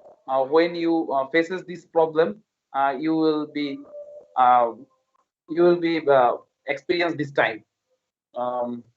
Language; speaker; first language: English; non-native, learner; Bangla